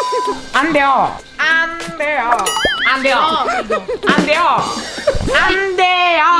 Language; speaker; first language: Korean; non-native, learner; Indonesian